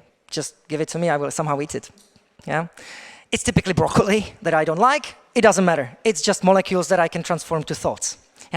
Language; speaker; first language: English; non-native, fluent; Czech